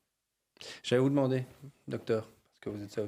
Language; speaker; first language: French; native; French